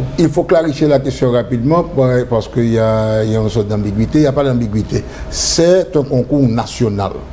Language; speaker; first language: French; non-native, local second language; Haitian Creole